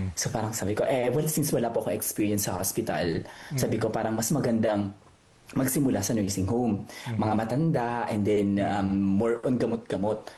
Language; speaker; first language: Filipino; native; Filipino